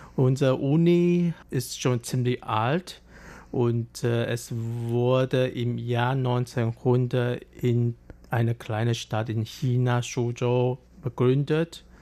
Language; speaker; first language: German; non-native, fluent; Chinese